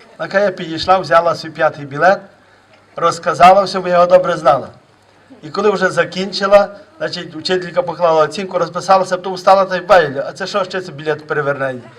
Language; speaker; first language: Ukrainian; native; Ukrainian